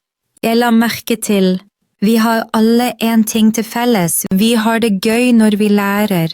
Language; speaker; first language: Norwegian; non-native, fluent; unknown